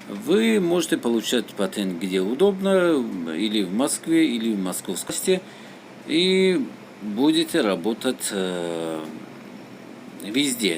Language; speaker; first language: Russian; non-native, learner; Tajik